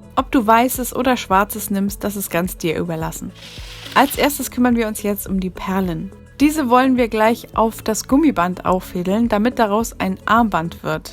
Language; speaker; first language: German; native; German